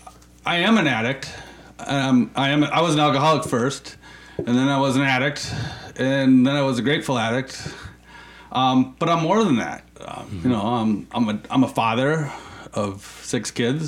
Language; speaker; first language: English; native; English